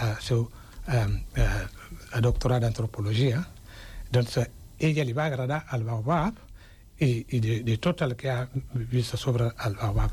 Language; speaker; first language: Catalan; non-native, fluent; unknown